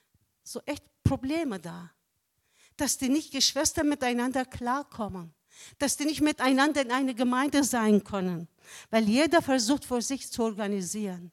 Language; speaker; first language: German; non-native, fluent; Persian